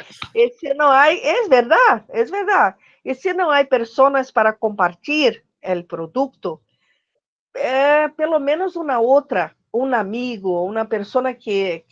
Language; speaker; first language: Portuguese; non-native, learner; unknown